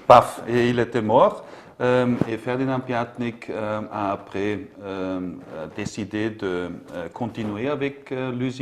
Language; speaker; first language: French; non-native, learner; German